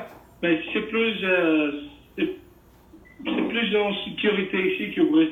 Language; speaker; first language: French; non-native, fluent; Portuguese